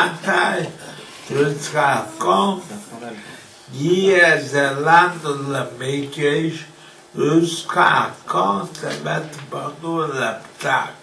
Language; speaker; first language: French; non-native, fluent; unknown